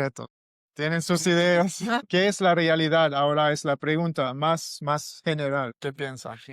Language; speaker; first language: Spanish; non-native, learner; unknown